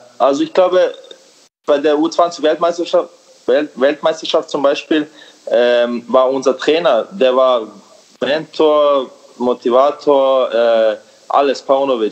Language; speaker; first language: German; early bilingual, other home language; Serbian